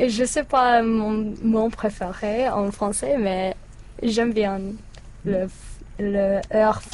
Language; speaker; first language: French; non-native, learner; English